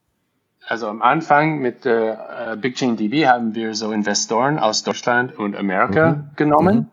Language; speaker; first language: German; non-native, fluent; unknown